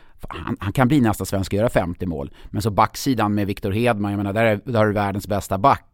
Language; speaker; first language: Swedish; native; Swedish